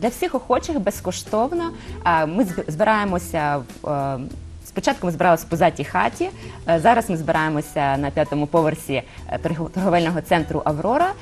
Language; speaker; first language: Ukrainian; non-native, local second language; Russian